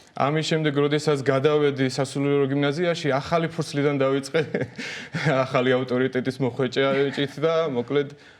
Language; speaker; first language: Georgian; native; Georgian